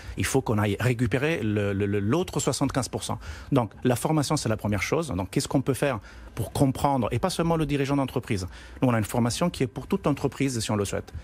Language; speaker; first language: French; non-native, fluent; Italian